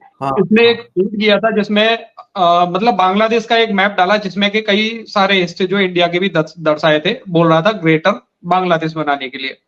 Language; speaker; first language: Hindi; native; Hindi